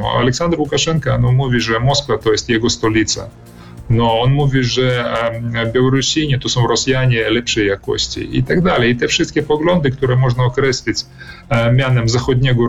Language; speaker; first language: Polish; early bilingual, heritage; Polish